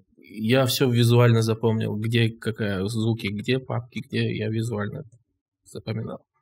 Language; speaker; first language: Russian; non-native, local second language; Kazakh